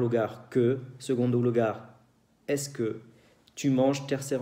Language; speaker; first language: Spanish; non-native, fluent; French